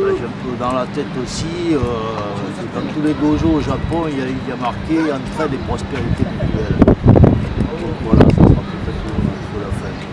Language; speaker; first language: French; native; French